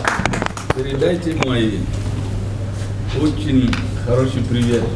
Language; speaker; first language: Russian; non-native, learner; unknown